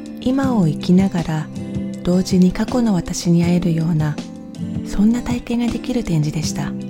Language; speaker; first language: Japanese; native; Japanese